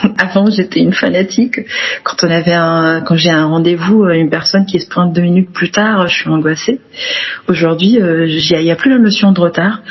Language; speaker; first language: French; non-native, local second language; Arabic